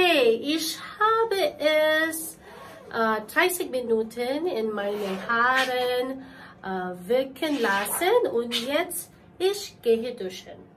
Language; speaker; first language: German; non-native, learner; Filipino